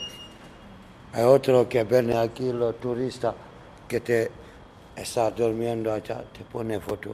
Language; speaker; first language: Spanish; non-native, learner; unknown